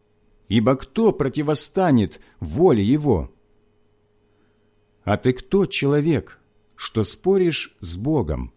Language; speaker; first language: Russian; native; Russian